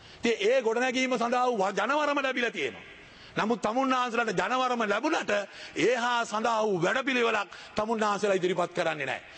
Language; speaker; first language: Sinhala; non-native, local second language; Tamil